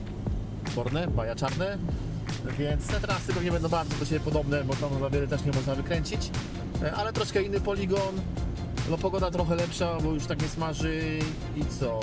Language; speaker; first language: Polish; native; Polish